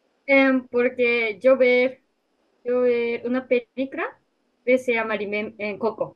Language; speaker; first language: Spanish; non-native, learner; Japanese